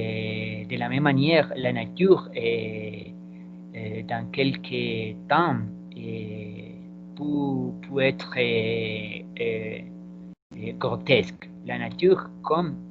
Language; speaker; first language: French; non-native, learner; Spanish